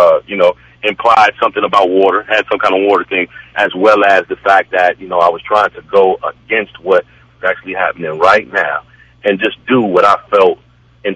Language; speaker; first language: English; native; English